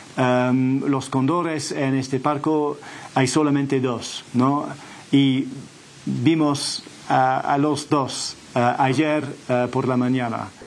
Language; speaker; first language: Spanish; non-native, fluent; English